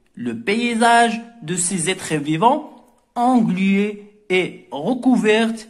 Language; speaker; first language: French; non-native, local second language; Arabic